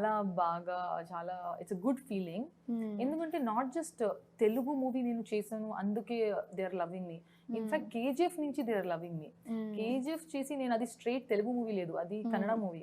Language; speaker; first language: Telugu; non-native, local second language; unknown